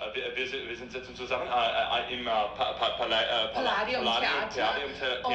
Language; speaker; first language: German; non-native, learner; English